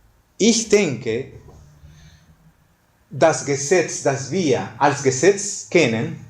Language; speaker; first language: German; non-native, fluent; Spanish